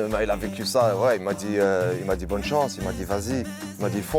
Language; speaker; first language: French; native; French